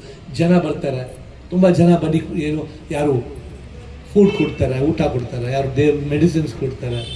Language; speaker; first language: Kannada; non-native, local second language; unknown